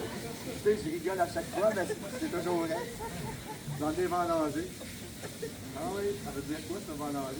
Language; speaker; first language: French; native; French